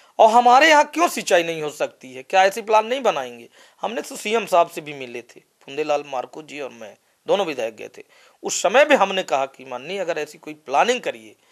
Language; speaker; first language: Hindi; native; Hindi